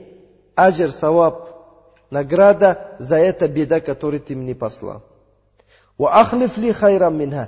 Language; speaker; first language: Russian; non-native, learner; Uzbek